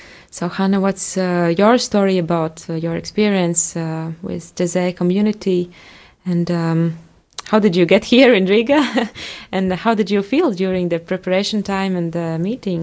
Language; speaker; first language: English; non-native, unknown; Latvian